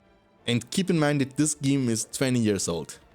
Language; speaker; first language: English; non-native, fluent; German